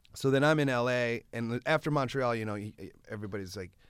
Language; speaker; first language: English; native; English